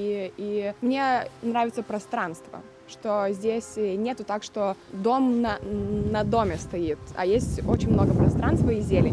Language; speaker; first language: Russian; non-native, local second language; Lithuanian